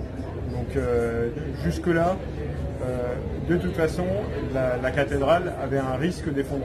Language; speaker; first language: French; native; French